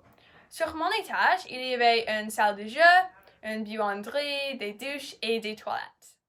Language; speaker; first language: French; non-native, learner; English